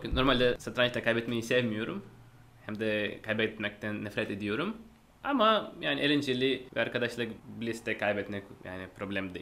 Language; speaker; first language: Turkish; non-native, fluent; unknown